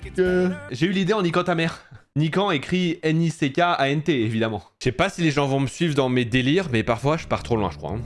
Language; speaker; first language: French; native; French